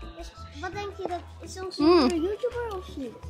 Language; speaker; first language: Dutch; early bilingual, other home language; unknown